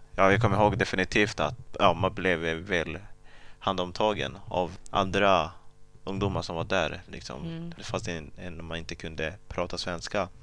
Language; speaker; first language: Swedish; early bilingual, other home language; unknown